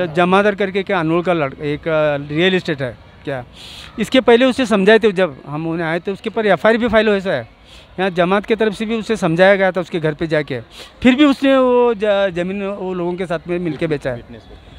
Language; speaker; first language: Hindi; non-native, local second language; Urdu